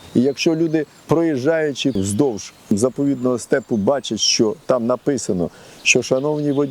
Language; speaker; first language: Ukrainian; native; Ukrainian